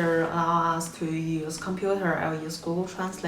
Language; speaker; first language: English; non-native, learner; Chinese